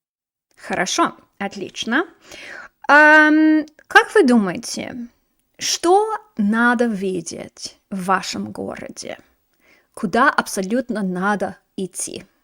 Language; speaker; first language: Russian; non-native, fluent; English